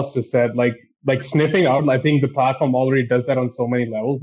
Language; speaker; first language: English; non-native, local second language; Urdu